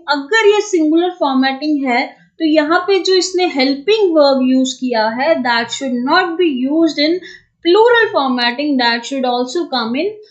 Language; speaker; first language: Hindi; native; Hindi